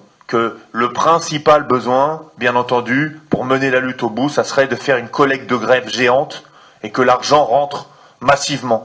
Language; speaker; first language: French; native; French